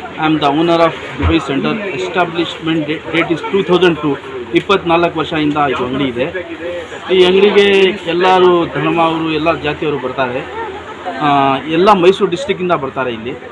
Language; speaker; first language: Kannada; non-native, local second language; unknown